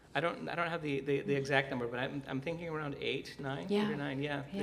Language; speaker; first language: English; early bilingual, other home language; Spanish